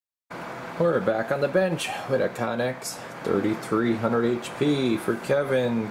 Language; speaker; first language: English; native; English